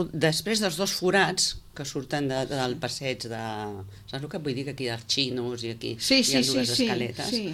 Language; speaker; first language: Catalan; native; Catalan